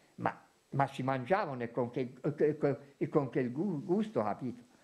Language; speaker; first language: Italian; native; Italian